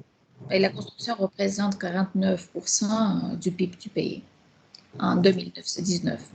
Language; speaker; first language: French; non-native, fluent; Armenian